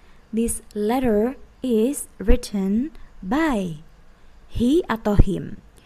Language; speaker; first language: English; non-native, fluent; Indonesian